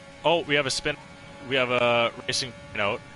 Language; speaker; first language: English; native; English